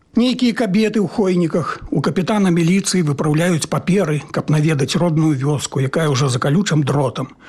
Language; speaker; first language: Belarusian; native; Belarusian